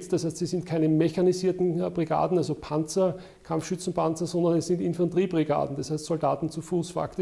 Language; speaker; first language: German; native; German